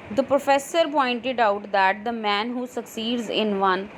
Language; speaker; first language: English; non-native, local second language; Punjabi